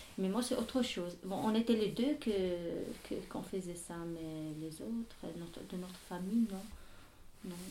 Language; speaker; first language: French; non-native, learner; Arabic